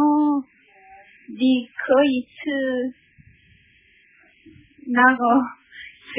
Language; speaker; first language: Chinese; non-native, learner; Korean